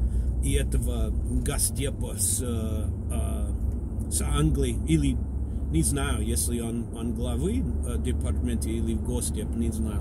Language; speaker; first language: Russian; non-native, fluent; English